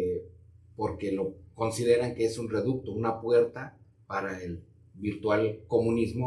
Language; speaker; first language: Spanish; native; Spanish